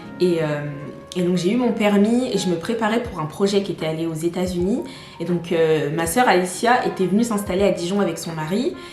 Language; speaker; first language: French; native; French